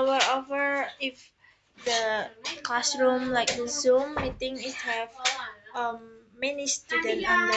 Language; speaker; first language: English; non-native, learner; Indonesian